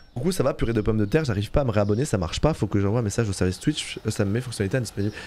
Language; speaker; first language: French; native; French